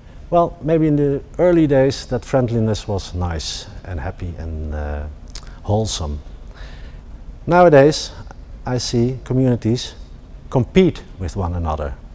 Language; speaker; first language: English; non-native, fluent; Dutch